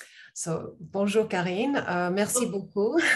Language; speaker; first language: French; non-native, learner; English